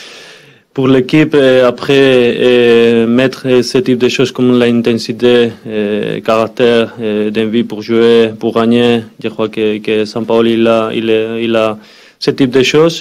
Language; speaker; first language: French; non-native, learner; Spanish